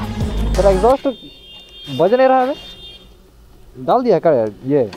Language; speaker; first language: Hindi; native; Hindi